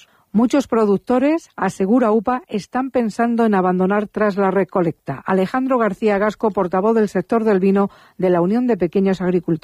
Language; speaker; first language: Spanish; native; Spanish